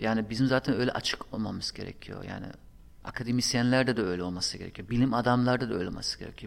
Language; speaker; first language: Turkish; non-native, fluent; German